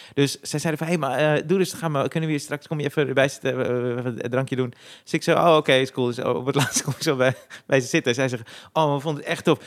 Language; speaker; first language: Dutch; native; Dutch